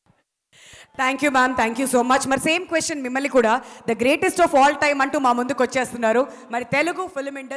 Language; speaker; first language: Telugu; native; Telugu